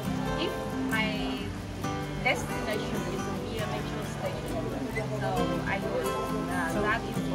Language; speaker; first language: English; non-native, fluent; Vietnamese